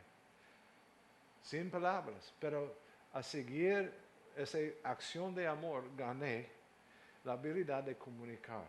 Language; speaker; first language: Spanish; non-native, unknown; English